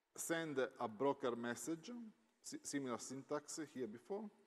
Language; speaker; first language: English; non-native, fluent; Italian